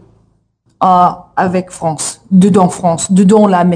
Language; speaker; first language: French; non-native, learner; English